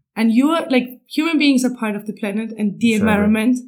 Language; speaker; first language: English; non-native, fluent; German